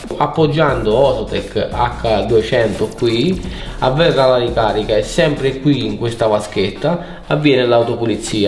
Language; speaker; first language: Italian; native; Italian